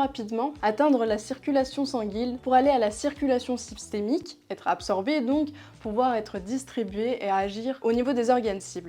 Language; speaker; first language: French; native; French